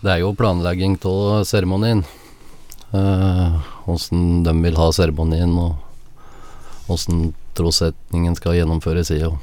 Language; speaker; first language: Norwegian; native; Norwegian